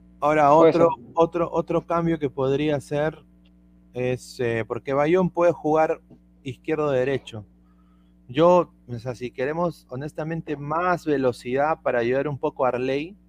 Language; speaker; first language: Spanish; native; Spanish